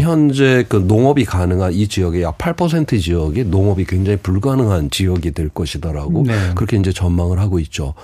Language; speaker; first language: Korean; native; Korean